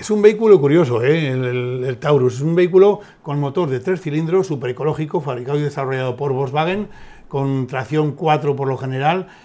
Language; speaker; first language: Spanish; native; Spanish